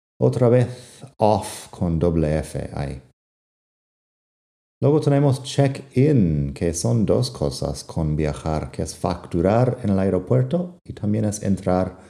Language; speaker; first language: Spanish; non-native, fluent; English